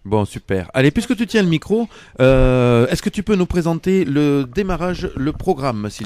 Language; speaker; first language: French; native; French